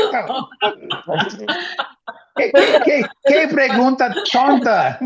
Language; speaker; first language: Spanish; non-native, fluent; English